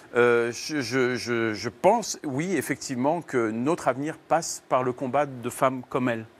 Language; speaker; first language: French; native; French